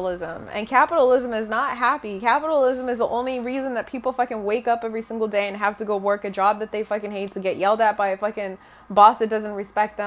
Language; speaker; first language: English; non-native, local second language; Bemba